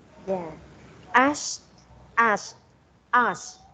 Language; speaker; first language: English; non-native, learner; Vietnamese